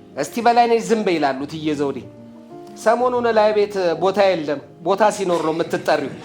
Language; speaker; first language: Amharic; native; Amharic